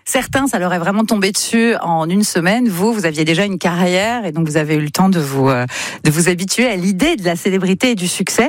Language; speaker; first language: French; native; French